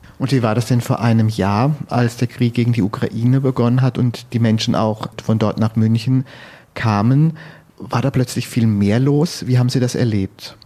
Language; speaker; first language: German; native; German